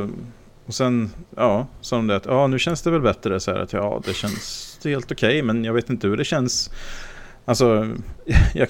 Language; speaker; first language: Swedish; native; Swedish